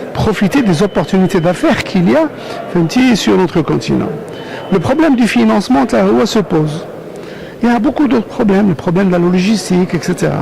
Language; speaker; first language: French; non-native, local second language; Arabic